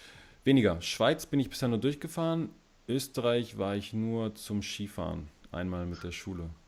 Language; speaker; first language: German; early bilingual, other home language; Russian